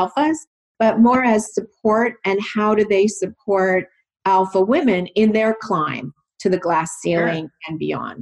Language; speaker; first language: English; native; English